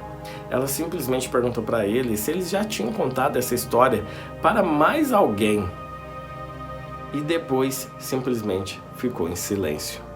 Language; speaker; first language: Portuguese; native; Portuguese